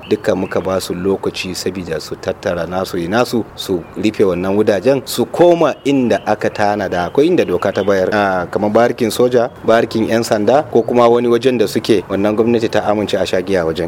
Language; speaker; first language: Hausa; non-native, local second language; Kanuri